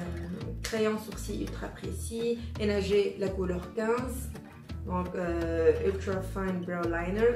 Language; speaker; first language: Arabic; native; Arabic